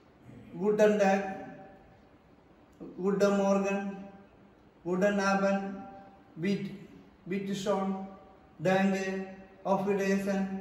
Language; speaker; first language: German; non-native, learner; Malayalam